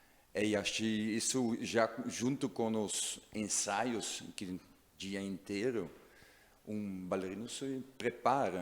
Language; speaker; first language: Portuguese; non-native, learner; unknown